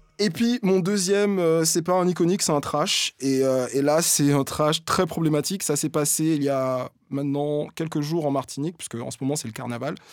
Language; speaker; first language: French; native; French